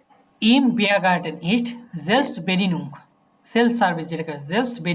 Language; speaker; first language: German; non-native, fluent; Bangla